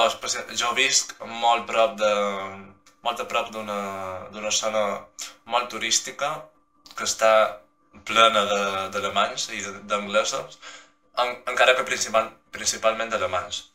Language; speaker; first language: Catalan; non-native, local second language; Spanish